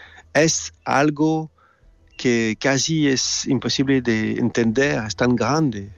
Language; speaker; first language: Spanish; non-native, learner; French